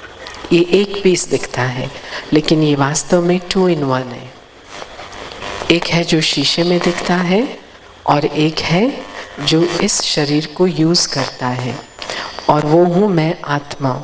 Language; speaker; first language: Hindi; native; Hindi